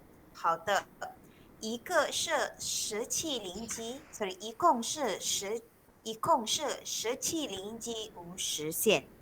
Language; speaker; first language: Chinese; non-native, local second language; Malay